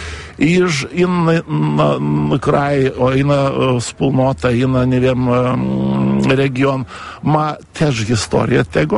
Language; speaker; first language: Polish; non-native, fluent; Lithuanian